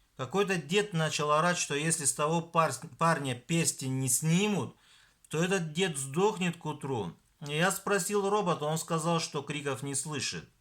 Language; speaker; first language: Russian; non-native, local second language; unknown